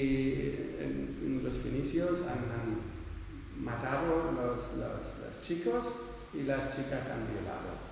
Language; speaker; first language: Spanish; non-native, learner; Dutch